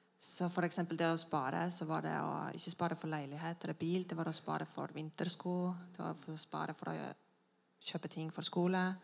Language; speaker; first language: Norwegian; non-native, fluent; Estonian